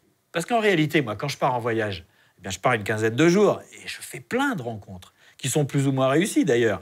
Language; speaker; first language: French; native; French